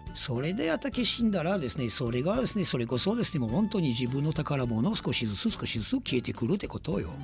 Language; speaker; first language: Japanese; non-native, fluent; French